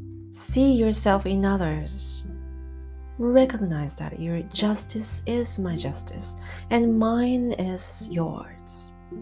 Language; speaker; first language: English; non-native, fluent; Japanese